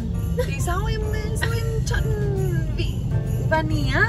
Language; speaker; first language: Vietnamese; non-native, learner; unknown